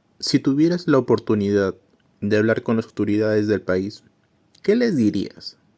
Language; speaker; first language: Spanish; native; Spanish